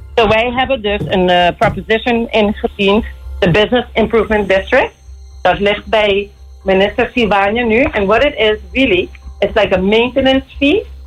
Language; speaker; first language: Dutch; non-native, local second language; Papiamento